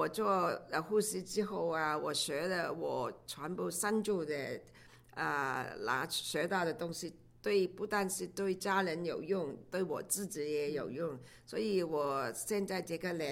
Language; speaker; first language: Chinese; non-native, local second language; Cantonese